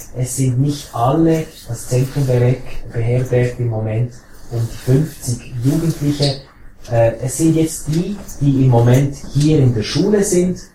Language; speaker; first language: German; native; German